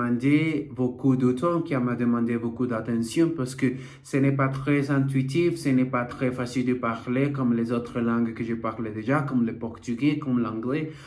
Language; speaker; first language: French; non-native, learner; Portuguese